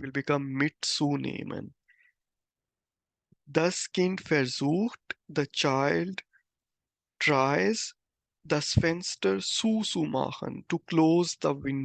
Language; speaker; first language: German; non-native, fluent; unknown